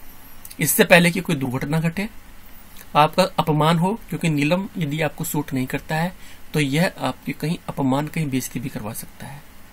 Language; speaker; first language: Hindi; native; Hindi